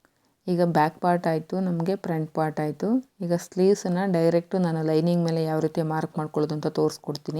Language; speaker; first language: Kannada; native; Kannada